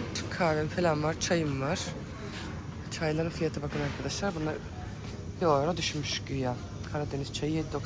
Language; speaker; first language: Turkish; early bilingual, heritage; Turkish